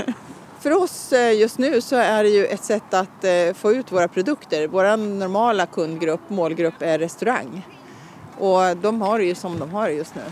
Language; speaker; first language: Swedish; native; Swedish